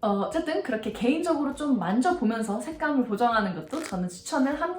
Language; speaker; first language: Korean; native; Korean